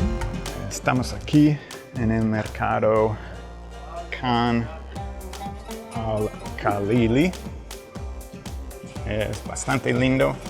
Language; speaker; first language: Spanish; non-native, fluent; English